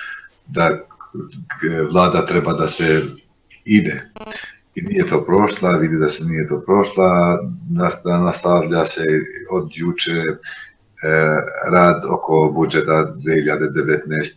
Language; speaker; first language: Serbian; non-native, local second language; Albanian